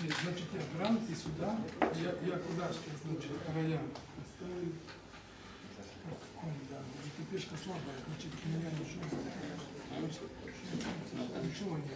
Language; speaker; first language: Russian; non-native, learner; Serbian